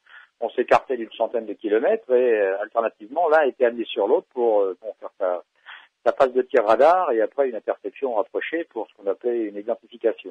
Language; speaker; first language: French; native; French